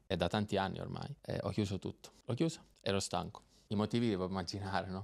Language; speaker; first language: Italian; native; Italian